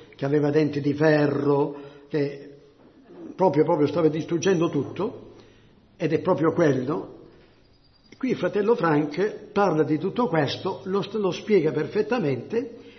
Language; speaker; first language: Italian; non-native, local second language; French